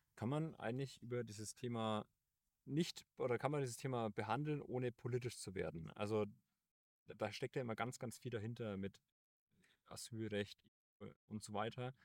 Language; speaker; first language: German; native; German